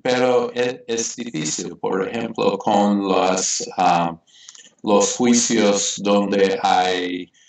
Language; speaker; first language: Spanish; non-native, fluent; English